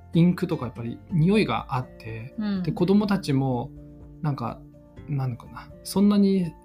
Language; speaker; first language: Japanese; non-native, fluent; Chinese